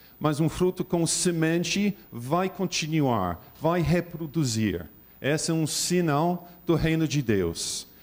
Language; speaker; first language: Portuguese; non-native, learner; English